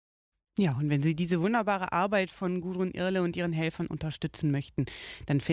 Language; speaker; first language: German; native; German